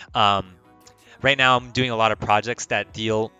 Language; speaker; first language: English; early bilingual, other home language; Spanish